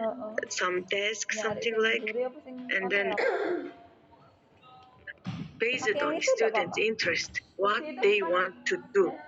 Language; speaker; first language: English; non-native, learner; Mongolian